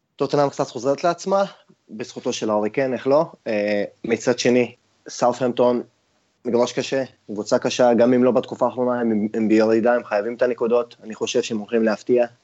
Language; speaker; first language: Hebrew; non-native, local second language; Arabic